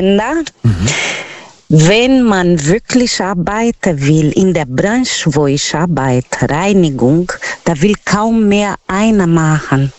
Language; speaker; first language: German; non-native, learner; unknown